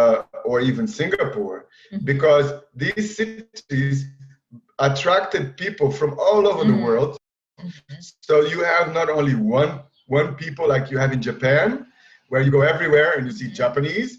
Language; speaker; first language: English; non-native, fluent; Portuguese